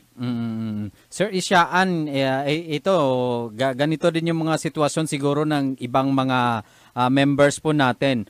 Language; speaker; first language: Filipino; non-native, local second language; Hiligaynon